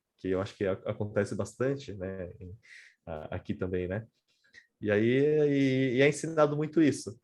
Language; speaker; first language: Portuguese; native; Portuguese